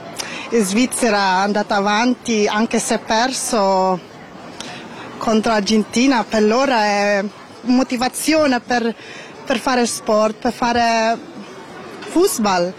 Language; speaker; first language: Italian; non-native, learner; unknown